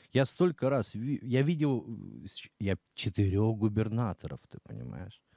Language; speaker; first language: Russian; native; Russian